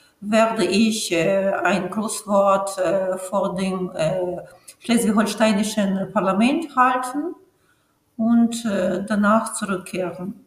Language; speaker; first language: German; non-native, fluent; Ukrainian